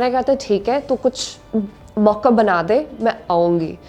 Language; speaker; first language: Hindi; non-native, learner; English